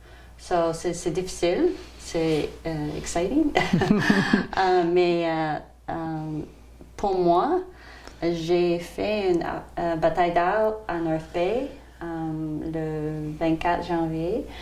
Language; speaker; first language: French; non-native, local second language; English